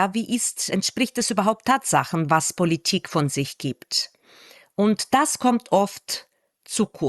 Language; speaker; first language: German; non-native, fluent; Russian